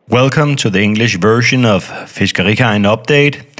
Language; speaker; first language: English; non-native, fluent; Danish